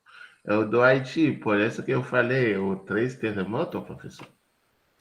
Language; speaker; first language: Portuguese; non-native, learner; Haitian Creole